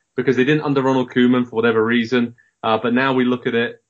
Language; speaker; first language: English; native; English